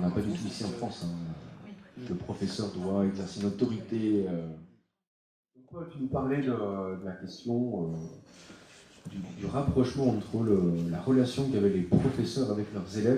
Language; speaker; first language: French; native; French